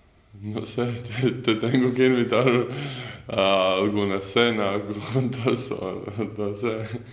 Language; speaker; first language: Spanish; non-native, learner; Latvian